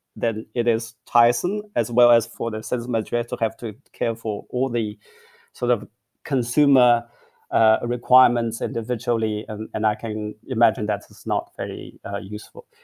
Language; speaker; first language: English; non-native, fluent; Chinese